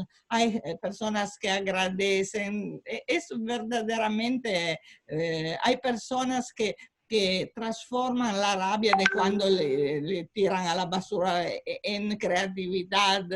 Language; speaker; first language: Spanish; non-native, fluent; Italian